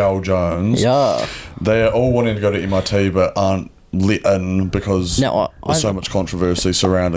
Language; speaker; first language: English; native; English